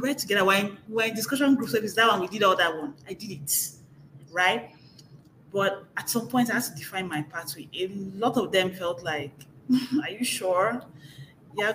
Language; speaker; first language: English; non-native, local second language; Igbo